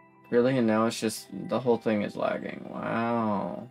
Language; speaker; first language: English; native; English